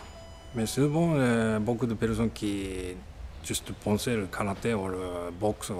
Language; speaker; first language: French; non-native, learner; Japanese